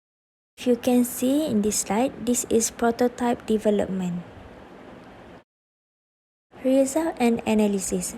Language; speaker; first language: English; non-native, local second language; Malay